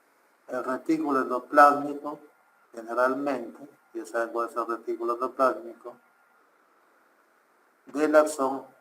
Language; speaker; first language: Spanish; native; Spanish